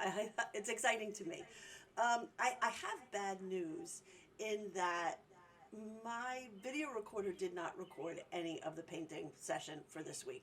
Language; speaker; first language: English; native; English